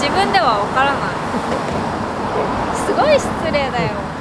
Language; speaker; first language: Japanese; native; Japanese